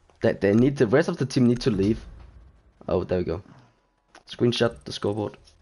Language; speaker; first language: English; non-native, fluent; Danish